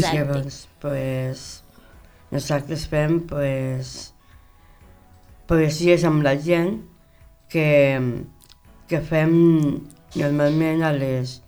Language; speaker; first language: Catalan; non-native, local second language; Spanish